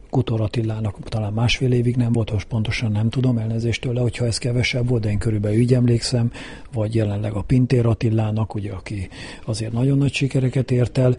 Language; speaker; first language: Hungarian; native; Hungarian